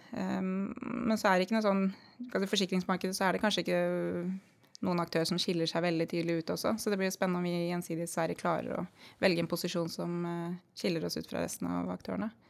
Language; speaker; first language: Norwegian; native; Norwegian